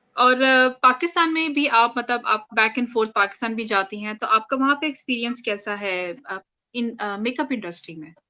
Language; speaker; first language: Urdu; native; Urdu